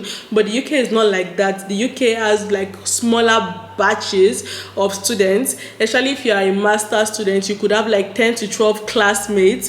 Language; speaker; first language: English; non-native, local second language; Yoruba